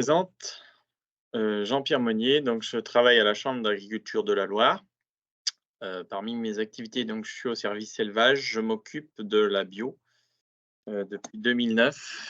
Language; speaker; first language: French; native; French